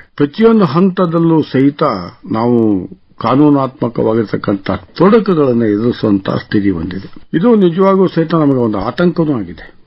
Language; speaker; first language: Kannada; native; Kannada